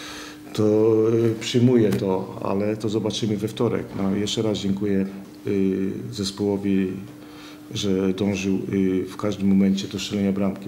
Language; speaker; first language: Polish; native; Polish